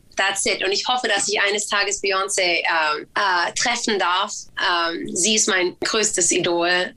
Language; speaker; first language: German; early bilingual, other home language; Swedish